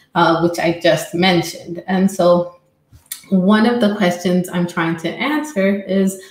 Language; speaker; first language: English; non-native, fluent; Amharic